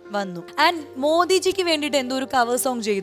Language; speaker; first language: Malayalam; native; Malayalam